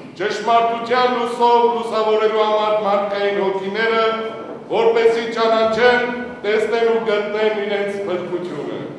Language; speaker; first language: Armenian; native; Armenian